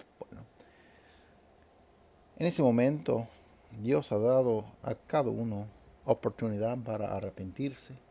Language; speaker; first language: Spanish; non-native, fluent; English